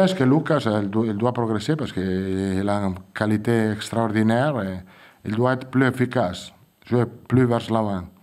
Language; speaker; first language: French; non-native, fluent; Italian